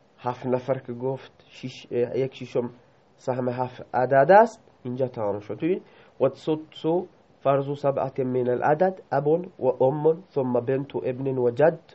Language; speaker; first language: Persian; non-native, local second language; Baluchi